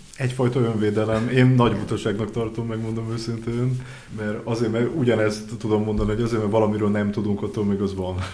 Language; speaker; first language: Hungarian; native; Hungarian